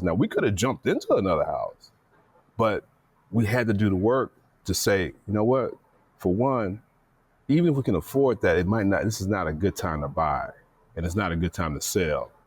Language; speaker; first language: English; native; English